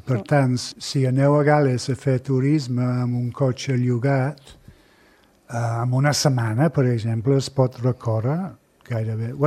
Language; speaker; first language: Catalan; non-native, fluent; English